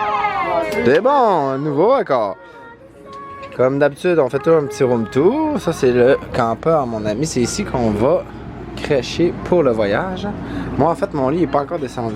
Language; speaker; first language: French; native; French